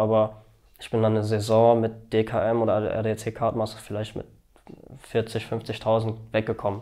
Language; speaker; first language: German; early bilingual, other home language; Albanian